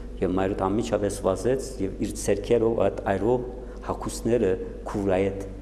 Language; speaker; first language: Armenian; native; Armenian